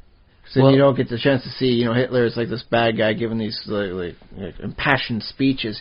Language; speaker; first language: English; native; English